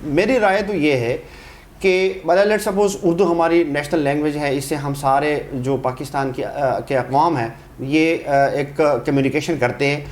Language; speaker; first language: Urdu; non-native, local second language; Pashto